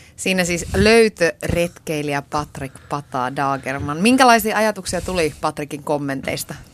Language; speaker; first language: Finnish; native; Finnish